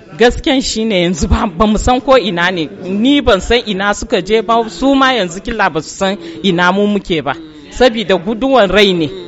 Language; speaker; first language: Hausa; non-native, local second language; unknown